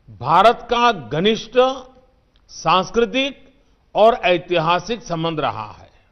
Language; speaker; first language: Hindi; non-native, local second language; Gujarati